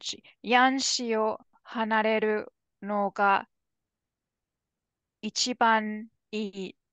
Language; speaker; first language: Japanese; non-native, learner; English